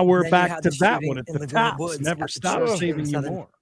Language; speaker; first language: English; native; English